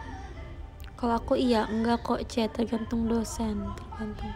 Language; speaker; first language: Indonesian; native; Indonesian